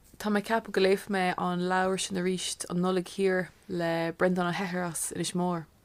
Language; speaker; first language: Irish; non-native, local second language; English